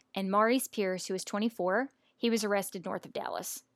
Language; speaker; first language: English; native; English